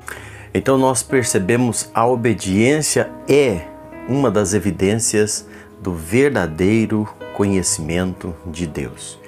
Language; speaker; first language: Portuguese; native; Portuguese